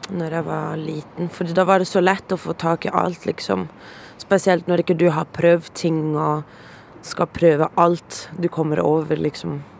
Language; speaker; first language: Norwegian; early bilingual, other home language; Portuguese